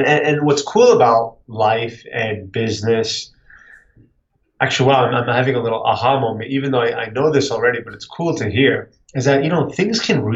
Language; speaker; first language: English; native; English